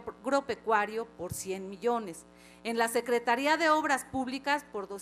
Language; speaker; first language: Spanish; native; Spanish